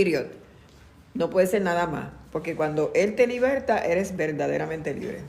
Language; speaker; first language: Spanish; native; Spanish